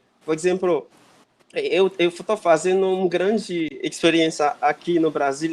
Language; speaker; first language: Portuguese; non-native, fluent; Haitian Creole